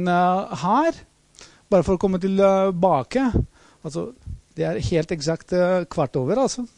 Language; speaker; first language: Norwegian; non-native, fluent; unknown